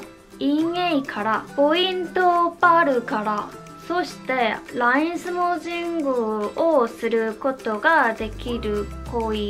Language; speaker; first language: Japanese; non-native, fluent; Korean